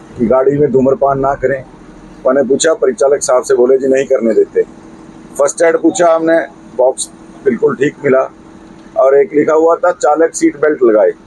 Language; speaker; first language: Hindi; native; Hindi